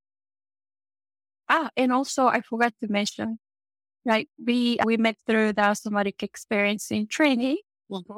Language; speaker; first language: English; non-native, fluent; Japanese